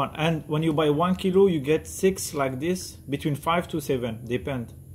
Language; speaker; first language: English; non-native, learner; French